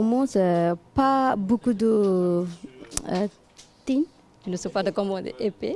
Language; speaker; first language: French; non-native, learner; Tamil